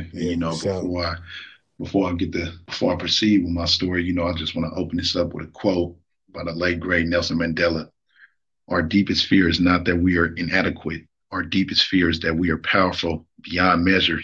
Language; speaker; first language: English; native; English